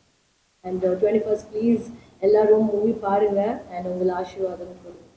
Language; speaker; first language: Tamil; non-native, learner; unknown